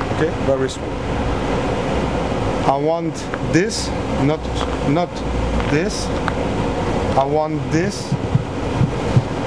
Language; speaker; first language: English; non-native, learner; French